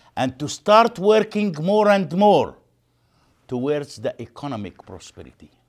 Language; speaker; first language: English; non-native, fluent; Arabic